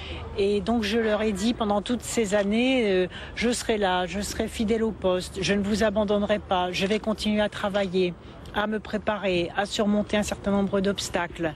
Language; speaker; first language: French; native; French